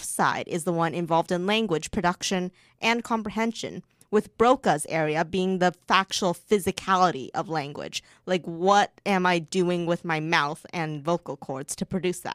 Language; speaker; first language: English; early bilingual, other home language; Chinese